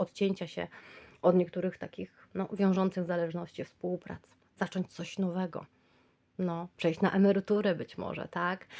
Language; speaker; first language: Polish; native; Polish